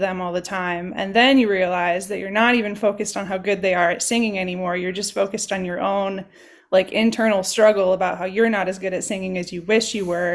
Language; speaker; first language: English; native; English